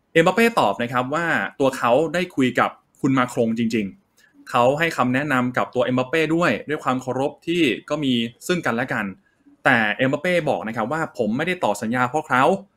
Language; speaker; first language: Thai; native; Thai